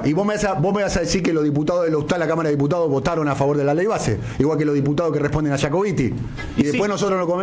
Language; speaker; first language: Spanish; native; Spanish